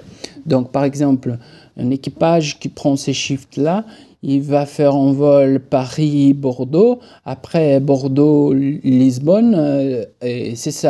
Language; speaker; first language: French; non-native, fluent; Portuguese